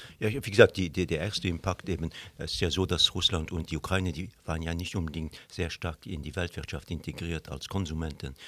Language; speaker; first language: German; non-native, local second language; Luxembourgish